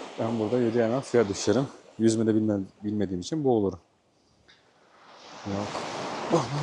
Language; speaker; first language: Turkish; native; Turkish